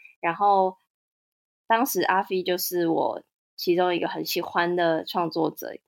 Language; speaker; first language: Chinese; native; Chinese